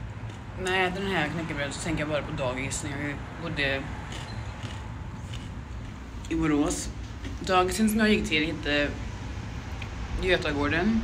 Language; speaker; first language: Swedish; early bilingual, heritage; Swedish